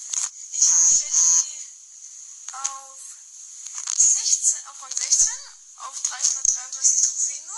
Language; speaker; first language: German; native; German